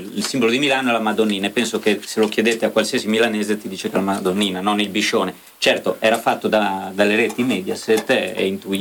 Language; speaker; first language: Italian; native; Italian